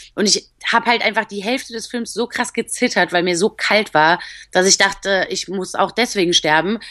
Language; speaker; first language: German; early bilingual, other home language; Polish